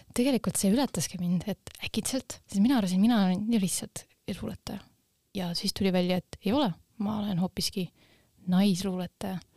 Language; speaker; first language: Estonian; non-native, local second language; Russian